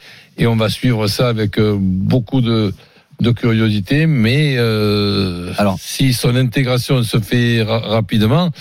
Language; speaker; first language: French; native; French